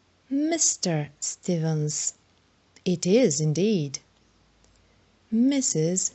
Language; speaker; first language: English; non-native, fluent; Bulgarian